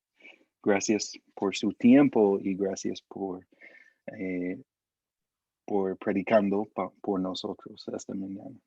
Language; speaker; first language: Spanish; non-native, fluent; English